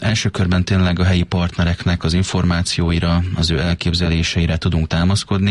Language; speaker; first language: Hungarian; native; Hungarian